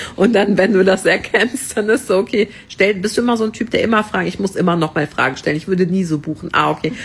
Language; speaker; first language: German; native; German